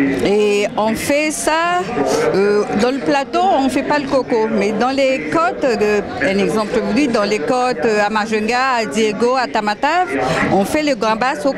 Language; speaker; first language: French; non-native, local second language; Malagasy